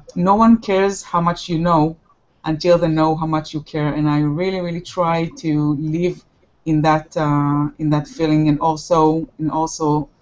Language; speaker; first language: English; non-native, fluent; Hebrew